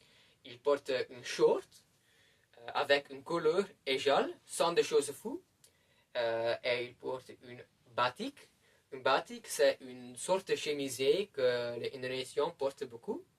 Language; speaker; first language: French; non-native, learner; Dutch